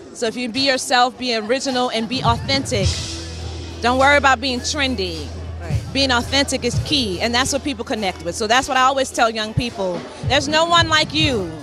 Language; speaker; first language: English; native; English